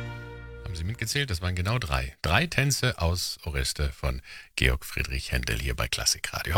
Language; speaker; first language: German; native; German